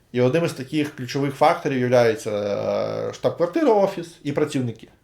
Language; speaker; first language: Ukrainian; native; Ukrainian